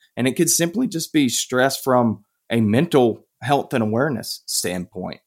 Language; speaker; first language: English; native; English